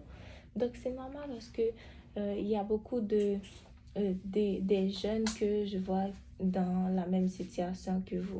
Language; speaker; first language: French; native; French